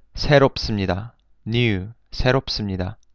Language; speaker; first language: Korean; non-native, fluent; English